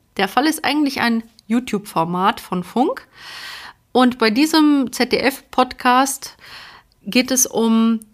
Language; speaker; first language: German; early bilingual, other home language; Polish